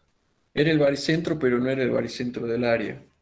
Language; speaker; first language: Spanish; native; Spanish